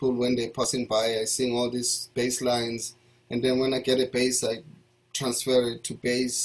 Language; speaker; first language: English; non-native, local second language; Zulu